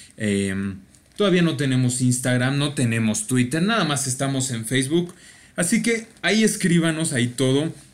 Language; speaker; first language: Spanish; native; Spanish